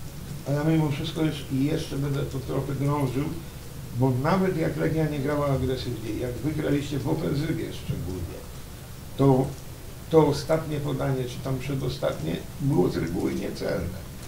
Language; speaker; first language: Polish; native; Polish